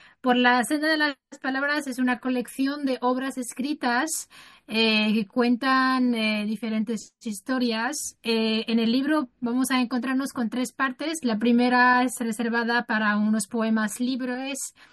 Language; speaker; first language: Spanish; non-native, fluent; Arabic